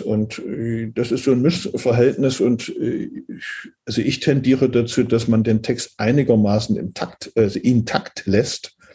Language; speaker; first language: German; native; German